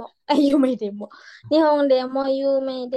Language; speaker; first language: Japanese; non-native, learner; Indonesian